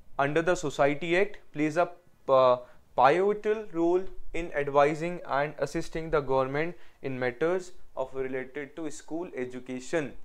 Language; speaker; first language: Hindi; native; Hindi